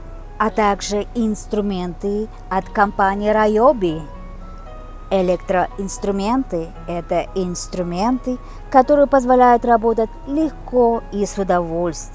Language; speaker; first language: Russian; non-native, local second language; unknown